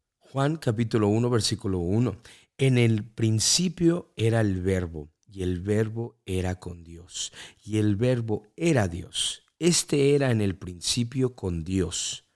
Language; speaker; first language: Spanish; early bilingual, heritage; Spanish